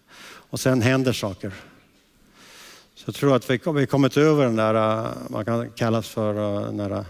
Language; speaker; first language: Swedish; early bilingual, heritage; Swedish